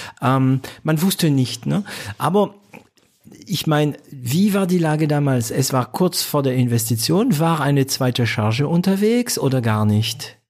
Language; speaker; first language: German; non-native, fluent; French